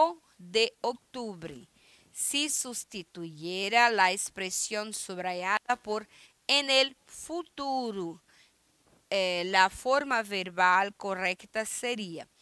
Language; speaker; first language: Spanish; non-native, learner; Portuguese